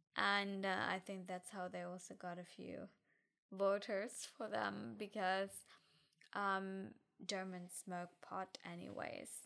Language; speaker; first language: English; non-native, fluent; German